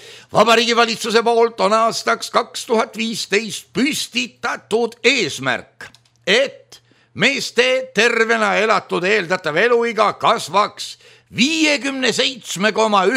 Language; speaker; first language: Estonian; native; Estonian